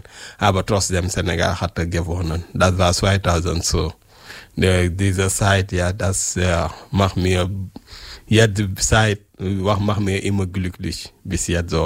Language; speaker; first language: German; non-native, learner; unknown